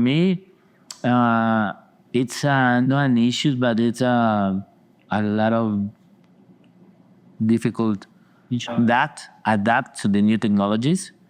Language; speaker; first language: English; non-native, learner; Spanish